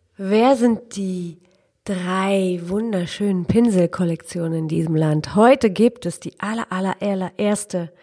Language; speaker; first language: German; early bilingual, other home language; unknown